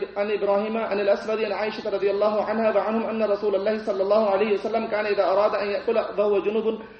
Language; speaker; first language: Arabic; non-native, fluent; Urdu